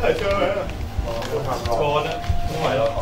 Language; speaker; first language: Chinese; non-native, learner; Thai